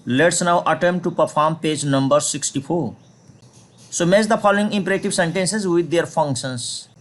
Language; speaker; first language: English; non-native, local second language; Nepali